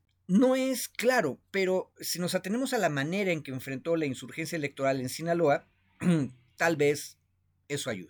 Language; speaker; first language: Spanish; native; Spanish